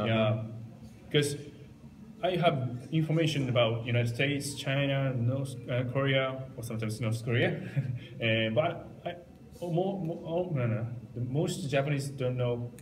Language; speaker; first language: English; non-native, learner; Japanese